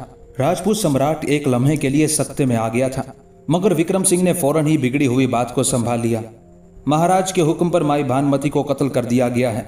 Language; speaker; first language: Urdu; native; Urdu